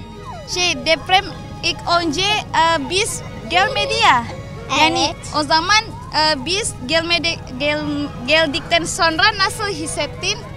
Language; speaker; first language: Turkish; non-native, learner; Indonesian